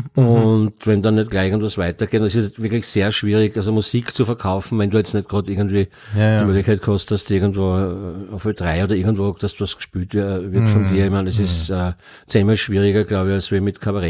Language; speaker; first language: German; native; German